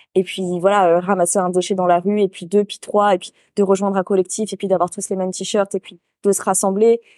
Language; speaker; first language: French; native; French